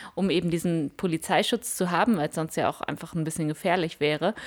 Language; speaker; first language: German; native; German